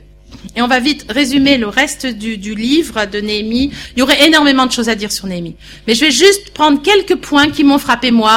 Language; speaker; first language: French; native; French